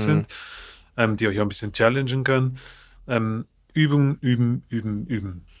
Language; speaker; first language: German; native; German